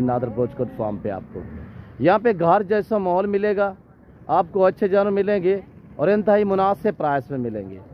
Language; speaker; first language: Hindi; non-native, local second language; Saraiki